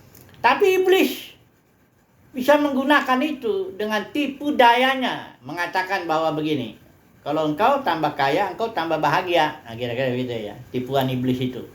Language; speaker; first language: Indonesian; native; Indonesian